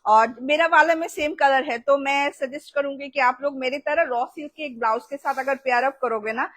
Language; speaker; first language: Hindi; non-native, local second language; Bangla